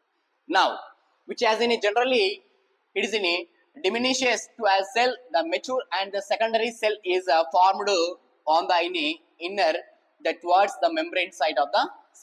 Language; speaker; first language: English; non-native, local second language; Telugu